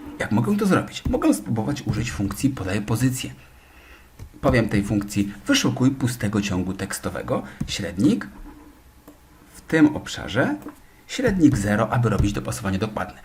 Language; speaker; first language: Polish; native; Polish